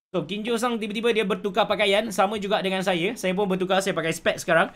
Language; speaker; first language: Malay; native; Malay